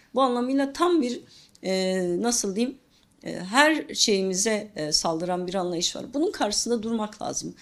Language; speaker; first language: Turkish; non-native, local second language; Kurdish